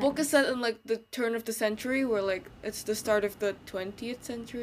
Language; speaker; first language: English; non-native, fluent; Indonesian